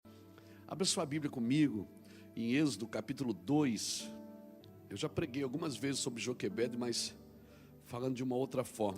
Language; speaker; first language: Portuguese; native; Portuguese